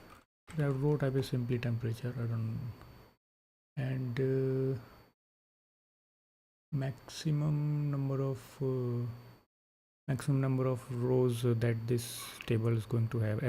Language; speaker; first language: English; non-native, local second language; Hindi